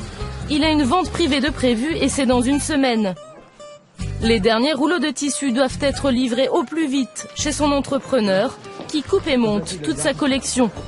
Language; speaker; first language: French; native; French